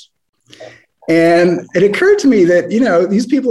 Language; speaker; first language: English; native; English